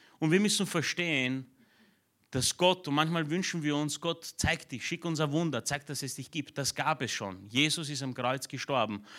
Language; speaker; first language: German; early bilingual, other home language; Romanian